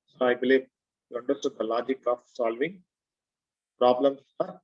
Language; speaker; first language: English; non-native, local second language; Kannada